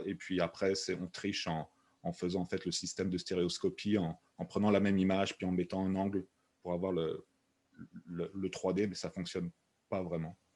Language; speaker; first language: French; native; French